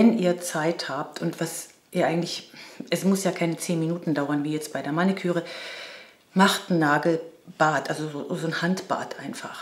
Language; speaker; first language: German; native; German